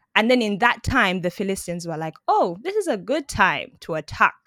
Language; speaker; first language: English; non-native, local second language; Ganda